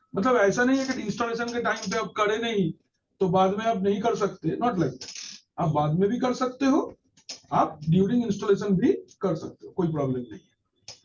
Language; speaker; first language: Hindi; non-native, local second language; Bangla